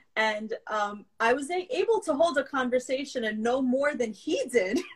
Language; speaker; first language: English; early bilingual, other home language; Russian